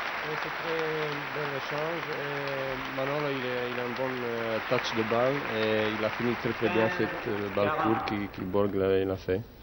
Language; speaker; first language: French; non-native, learner; Romanian